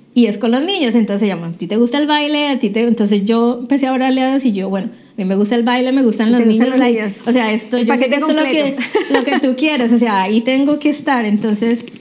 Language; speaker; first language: Spanish; native; Spanish